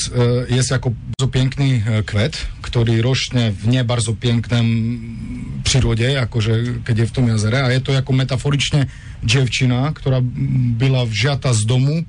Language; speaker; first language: Polish; non-native, learner; Slovak